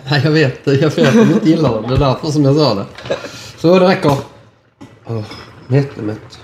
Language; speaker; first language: Swedish; early bilingual, other home language; Vietnamese